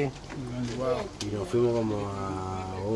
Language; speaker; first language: Spanish; native; Spanish